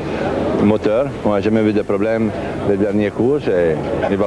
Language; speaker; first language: French; non-native, learner; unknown